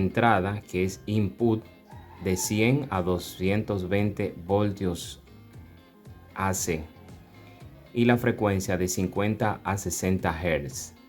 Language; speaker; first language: Spanish; native; Spanish